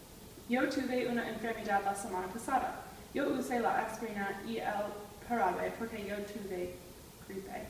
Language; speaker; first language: Spanish; non-native, learner; English